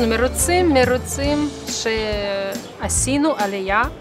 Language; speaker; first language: Hebrew; non-native, learner; Russian